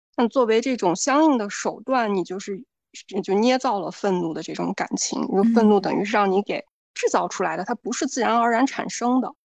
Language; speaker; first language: Chinese; native; Chinese